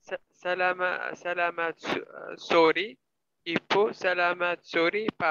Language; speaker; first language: Indonesian; non-native, learner; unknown